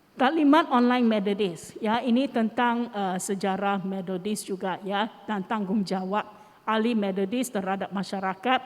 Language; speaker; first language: Malay; non-native, local second language; Chinese